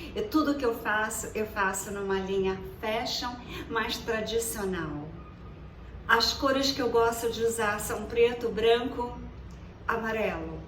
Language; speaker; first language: Portuguese; native; Portuguese